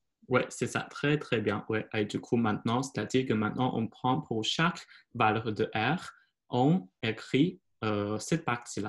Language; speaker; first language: French; non-native, fluent; Chinese